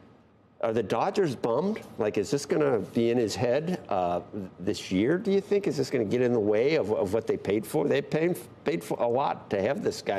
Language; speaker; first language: English; native; English